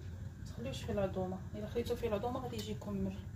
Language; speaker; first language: Arabic; native; Arabic